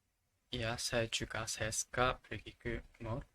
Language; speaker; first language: Indonesian; non-native, learner; Japanese